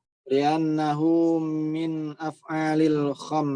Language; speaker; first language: Arabic; non-native, learner; Indonesian